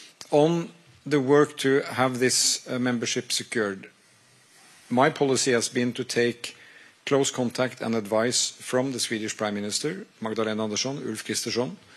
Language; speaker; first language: English; non-native, fluent; Norwegian